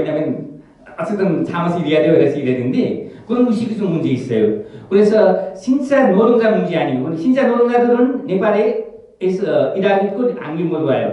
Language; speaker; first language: Korean; non-native, fluent; Nepali